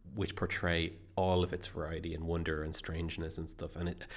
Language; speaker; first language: English; native; English